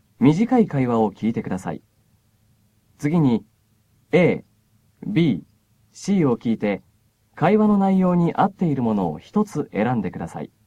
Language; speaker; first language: Japanese; native; Japanese